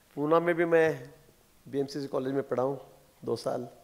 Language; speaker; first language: Hindi; non-native, local second language; Marathi